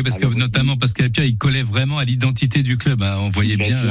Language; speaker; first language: French; native; French